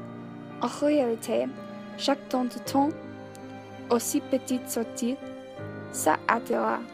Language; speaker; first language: French; non-native, learner; English